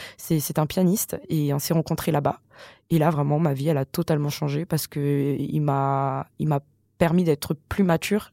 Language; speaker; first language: French; non-native, local second language; Malagasy